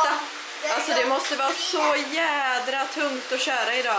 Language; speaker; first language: Swedish; native; Swedish